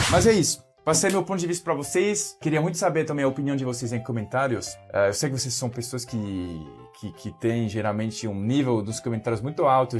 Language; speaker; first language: Portuguese; non-native, fluent; French